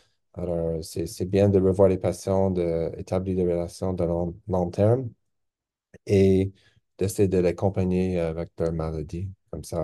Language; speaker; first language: French; non-native, local second language; English